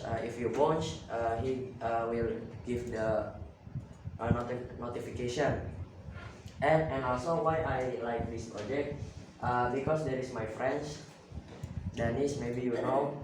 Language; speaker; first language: English; non-native, learner; Indonesian